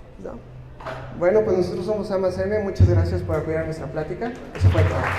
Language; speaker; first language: Spanish; native; Spanish